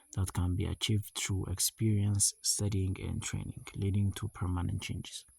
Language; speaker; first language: English; non-native, local second language; Amharic